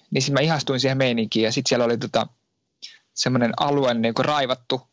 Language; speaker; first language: Finnish; native; Finnish